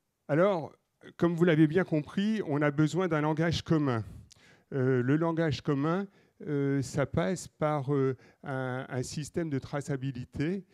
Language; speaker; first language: French; native; French